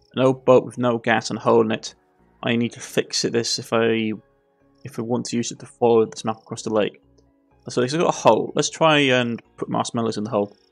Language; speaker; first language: English; native; English